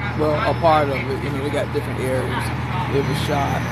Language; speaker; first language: English; native; English